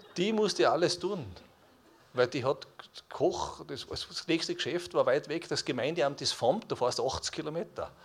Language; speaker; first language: German; native; German